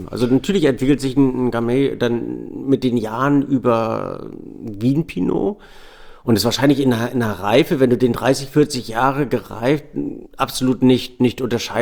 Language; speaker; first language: German; native; German